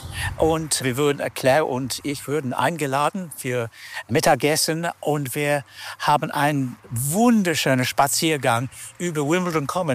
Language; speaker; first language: German; non-native, fluent; English